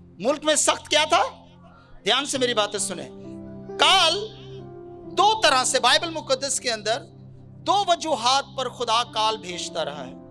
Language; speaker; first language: Urdu; non-native, local second language; Punjabi